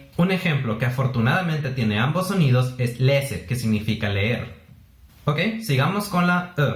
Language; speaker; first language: Spanish; native; Spanish